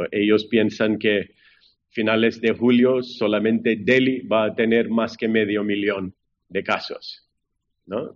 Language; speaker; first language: Spanish; non-native, fluent; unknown